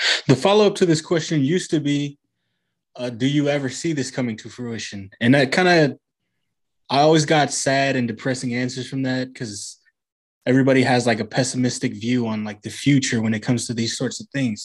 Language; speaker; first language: English; native; English